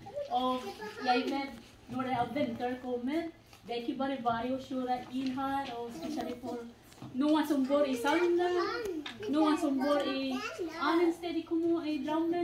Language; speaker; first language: Norwegian; non-native, fluent; Indonesian